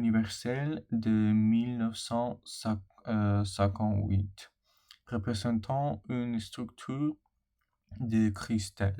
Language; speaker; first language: French; non-native, learner; English